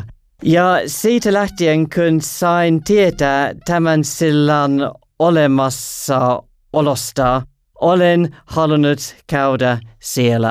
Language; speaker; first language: Finnish; non-native, learner; English